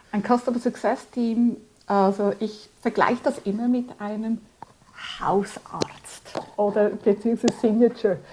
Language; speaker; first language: German; early bilingual, other home language; Spanish